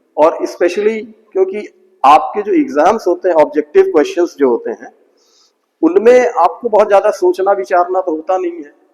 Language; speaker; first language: Hindi; native; Hindi